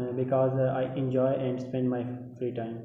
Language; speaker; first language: English; non-native, learner; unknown